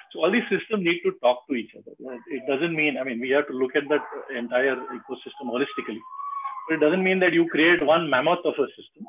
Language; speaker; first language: English; non-native, local second language; Marathi